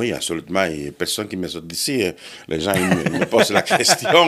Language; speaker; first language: French; non-native, fluent; Spanish